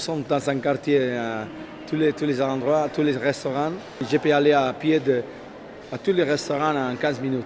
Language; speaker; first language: French; non-native, fluent; Spanish